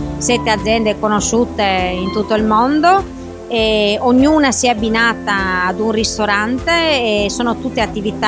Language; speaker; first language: Italian; native; Italian